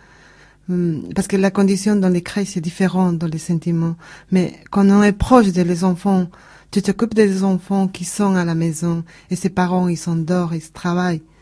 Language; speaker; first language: French; non-native, learner; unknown